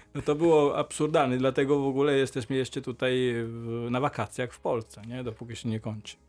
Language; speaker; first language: Polish; non-native, fluent; Italian